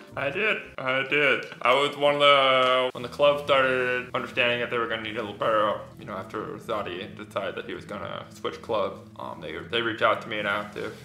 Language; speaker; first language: English; native; English